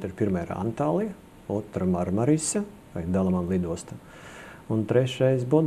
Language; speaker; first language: Latvian; non-native, local second language; Russian